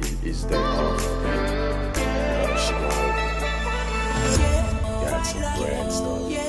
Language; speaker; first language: English; non-native, learner; Haitian Creole